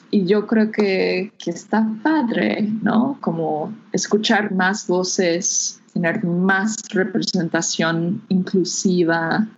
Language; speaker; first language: Spanish; non-native, fluent; English